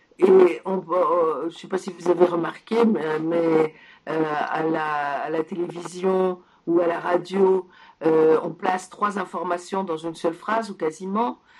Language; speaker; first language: French; early bilingual, other home language; Polish